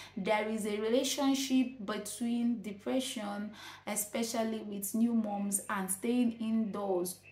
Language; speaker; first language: English; non-native, local second language; Igbo